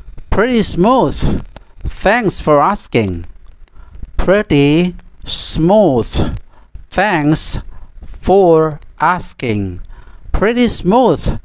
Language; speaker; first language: English; non-native, fluent; Indonesian